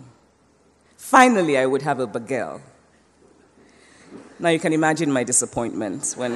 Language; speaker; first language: English; non-native, local second language; Igbo